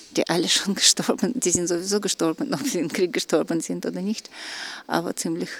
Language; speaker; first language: German; non-native, fluent; Russian